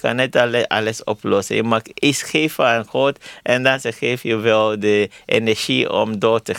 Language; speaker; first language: Dutch; non-native, learner; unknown